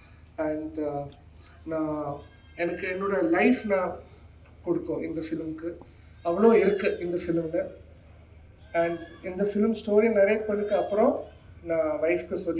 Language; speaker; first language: Tamil; non-native, learner; Malayalam